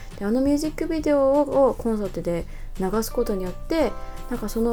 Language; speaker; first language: Japanese; native; Japanese